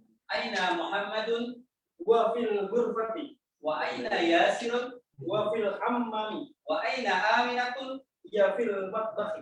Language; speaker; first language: Arabic; non-native, learner; Indonesian